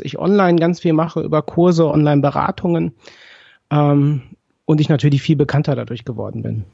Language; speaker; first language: German; native; German